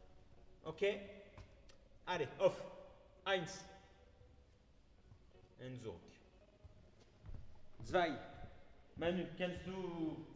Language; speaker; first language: German; non-native, learner; French